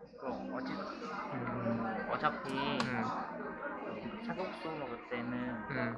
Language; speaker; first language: Korean; non-native, learner; Vietnamese